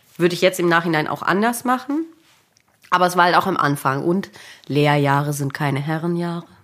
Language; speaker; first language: German; native; German